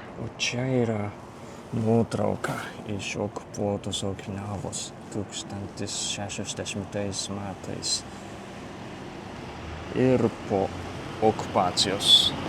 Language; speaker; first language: Lithuanian; non-native, fluent; Japanese